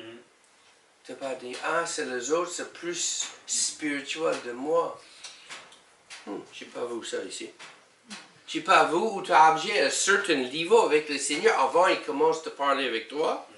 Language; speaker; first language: French; non-native, learner; English